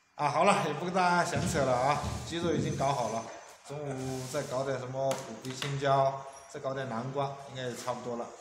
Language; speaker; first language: Chinese; native; Chinese